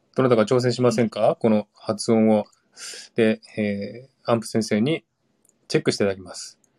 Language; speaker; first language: Japanese; native; Japanese